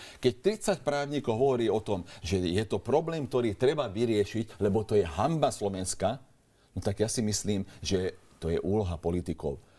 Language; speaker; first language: Slovak; non-native, local second language; Hungarian